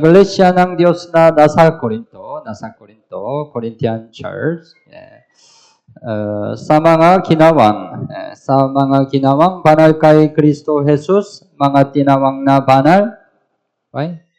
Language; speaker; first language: Filipino; non-native, learner; Korean